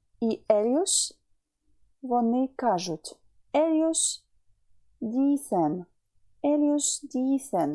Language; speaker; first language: Spanish; non-native, fluent; Ukrainian